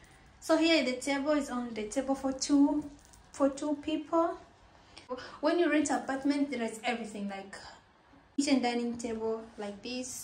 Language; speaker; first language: English; non-native, local second language; Swahili